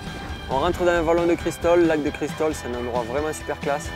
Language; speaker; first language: French; native; French